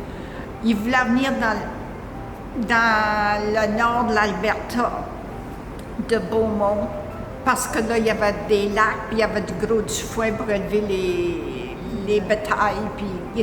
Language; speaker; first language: French; native; French